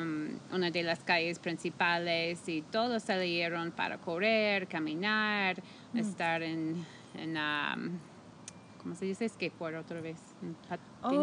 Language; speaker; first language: Spanish; non-native, fluent; English